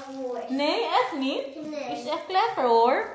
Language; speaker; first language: Dutch; non-native, learner; Filipino